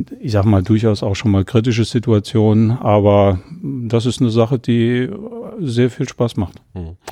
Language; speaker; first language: German; native; German